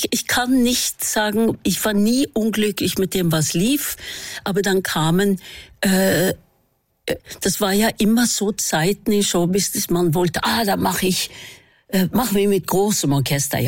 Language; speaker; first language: German; non-native, fluent; Norwegian